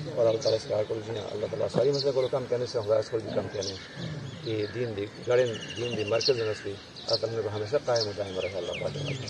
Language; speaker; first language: Urdu; non-native, local second language; Pashto